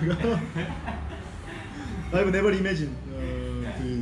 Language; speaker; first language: English; non-native, learner; Korean